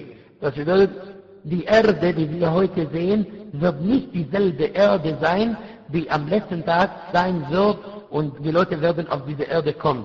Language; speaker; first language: German; non-native, fluent; Arabic